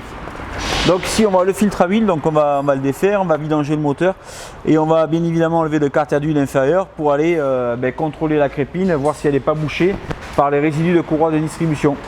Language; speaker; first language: French; native; French